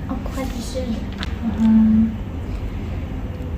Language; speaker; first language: French; non-native, learner; Korean